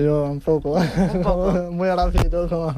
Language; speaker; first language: Spanish; non-native, learner; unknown